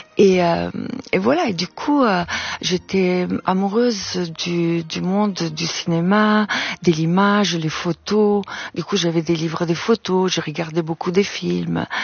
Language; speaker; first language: French; non-native, fluent; Italian